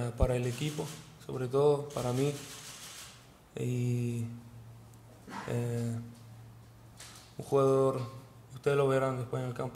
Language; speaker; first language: Spanish; early bilingual, heritage; Spanish